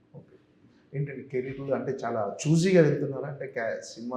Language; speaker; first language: Telugu; native; Telugu